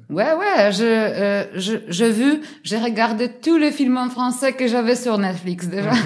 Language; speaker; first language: French; non-native, learner; Polish